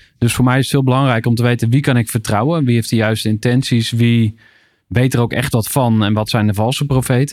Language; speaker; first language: Dutch; native; Dutch